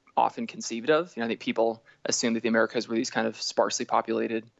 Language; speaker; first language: English; native; English